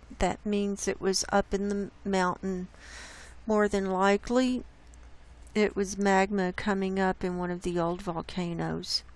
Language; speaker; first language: English; native; English